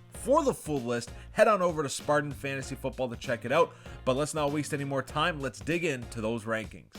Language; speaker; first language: English; native; English